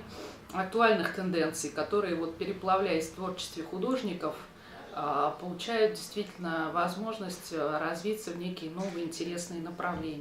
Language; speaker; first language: Russian; native; Russian